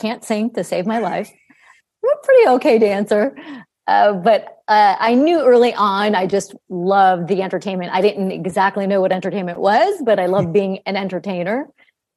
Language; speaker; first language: English; early bilingual, other home language; Greek